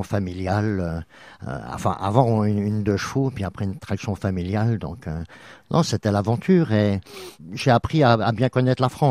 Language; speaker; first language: French; native; French